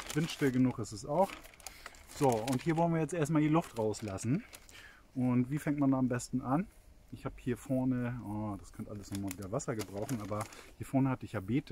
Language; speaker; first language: German; native; German